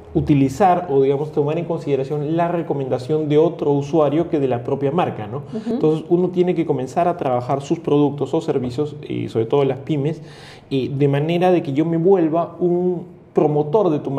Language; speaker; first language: Spanish; native; Spanish